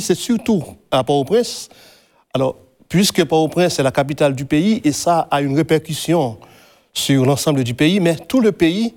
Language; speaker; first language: French; native; French